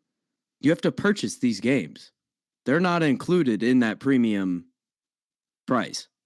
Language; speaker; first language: English; native; English